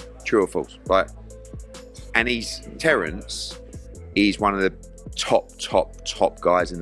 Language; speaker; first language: English; native; English